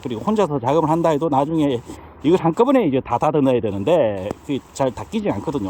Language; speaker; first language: Korean; native; Korean